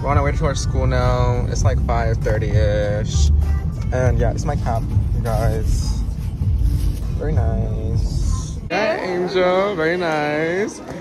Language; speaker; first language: English; early bilingual, other home language; Spanish